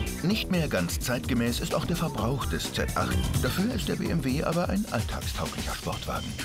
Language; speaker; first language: German; native; German